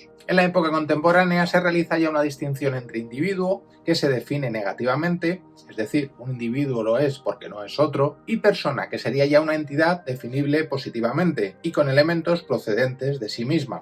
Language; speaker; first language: Spanish; native; Spanish